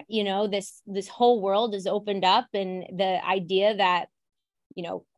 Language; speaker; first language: English; native; English